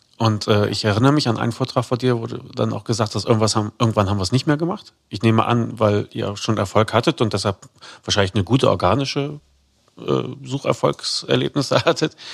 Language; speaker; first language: German; native; German